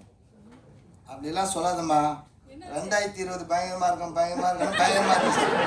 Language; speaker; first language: Tamil; native; Tamil